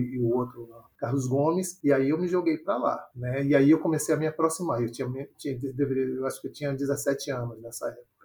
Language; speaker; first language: Portuguese; native; Portuguese